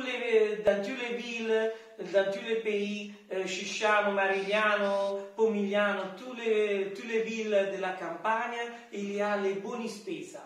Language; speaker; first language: French; non-native, fluent; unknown